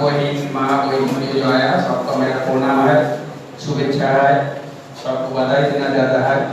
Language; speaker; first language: Hindi; non-native, local second language; Bangla